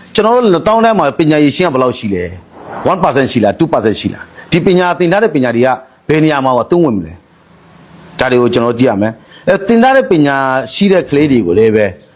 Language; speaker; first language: Burmese; non-native, local second language; Rohingya